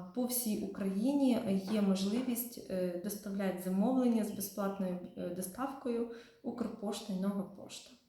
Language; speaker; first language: Ukrainian; non-native, local second language; Russian